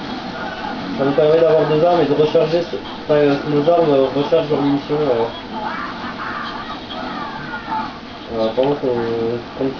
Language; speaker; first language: French; native; French